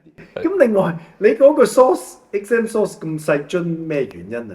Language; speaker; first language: Cantonese; native; Cantonese